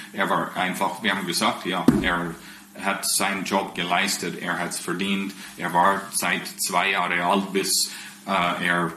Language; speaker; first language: German; non-native, fluent; English